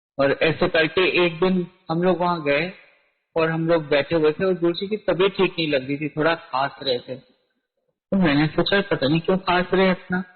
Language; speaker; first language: Hindi; native; Hindi